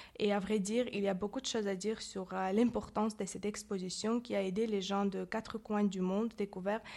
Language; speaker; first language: French; non-native, learner; Georgian